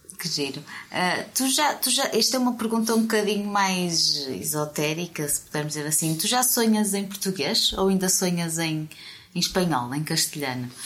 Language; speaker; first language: Portuguese; native; Portuguese